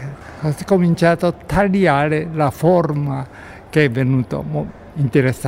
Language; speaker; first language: Italian; non-native, learner; Japanese